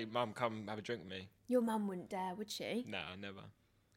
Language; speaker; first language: English; native; English